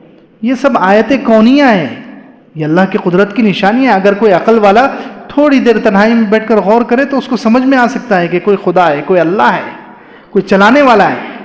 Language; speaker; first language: Urdu; native; Urdu